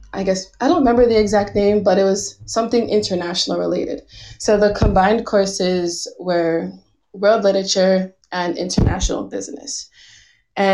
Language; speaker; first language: English; native; English